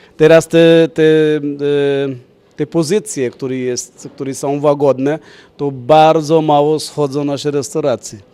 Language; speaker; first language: Polish; non-native, fluent; Punjabi